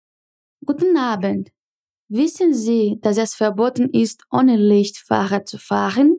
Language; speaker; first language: German; non-native, fluent; Portuguese